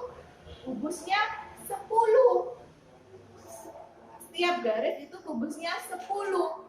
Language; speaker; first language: Indonesian; native; Indonesian